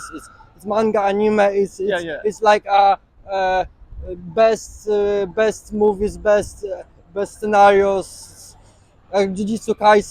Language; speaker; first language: English; non-native, learner; Polish